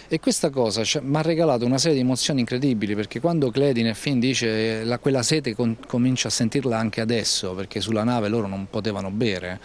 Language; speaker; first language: Italian; native; Italian